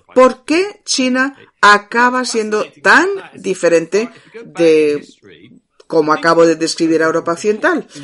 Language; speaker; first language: Spanish; non-native, fluent; English